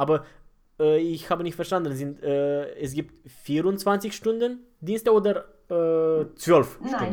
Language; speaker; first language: German; non-native, fluent; Romanian